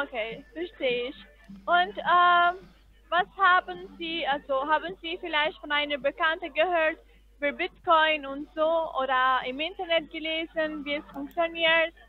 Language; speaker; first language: German; non-native, fluent; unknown